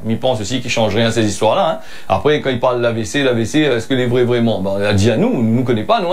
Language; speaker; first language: French; non-native, local second language; Réunion Creole French